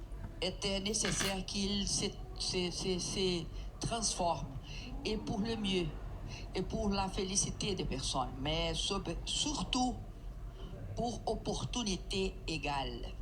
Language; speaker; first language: French; non-native, learner; Portuguese